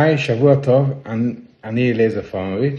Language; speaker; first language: Hebrew; non-native, local second language; Yiddish